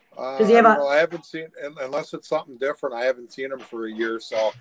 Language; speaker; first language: English; native; English